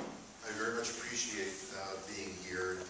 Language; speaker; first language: English; native; English